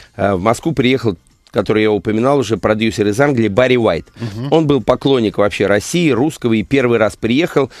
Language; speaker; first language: Russian; native; Russian